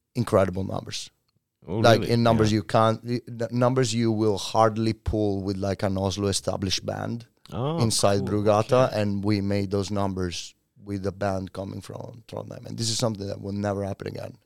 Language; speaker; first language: English; non-native, fluent; Italian